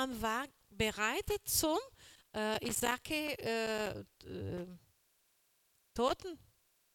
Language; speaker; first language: German; non-native, learner; Portuguese